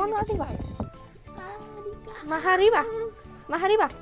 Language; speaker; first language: Spanish; native; Spanish